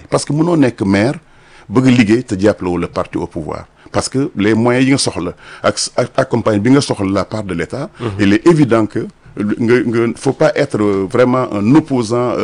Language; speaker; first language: French; non-native, local second language; Wolof